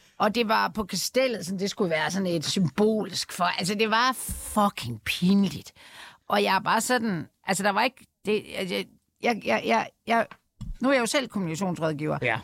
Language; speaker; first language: Danish; native; Danish